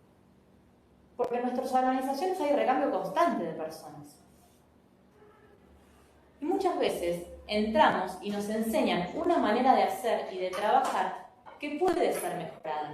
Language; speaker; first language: Spanish; native; Spanish